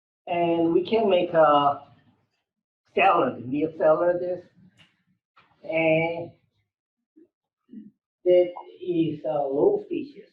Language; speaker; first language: English; non-native, learner; Korean